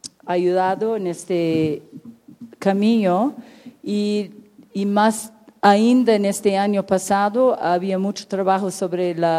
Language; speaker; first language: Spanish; non-native, fluent; English